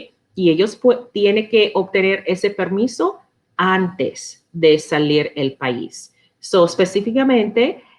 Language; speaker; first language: Spanish; non-native, learner; English